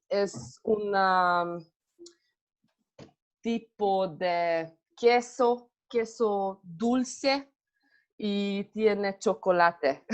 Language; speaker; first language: Spanish; non-native, learner; Hungarian